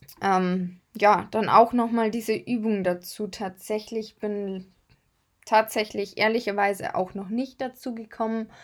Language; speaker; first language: German; native; German